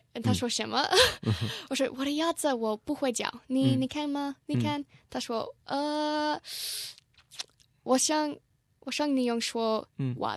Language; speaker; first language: Chinese; non-native, learner; English